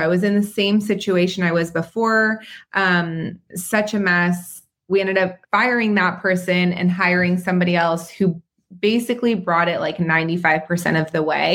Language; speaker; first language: English; native; English